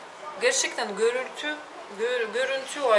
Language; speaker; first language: Turkish; non-native, learner; Russian